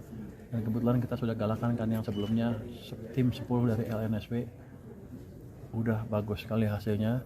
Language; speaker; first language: Indonesian; native; Indonesian